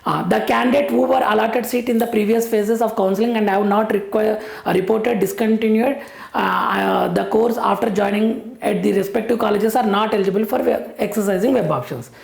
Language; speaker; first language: English; non-native, local second language; Telugu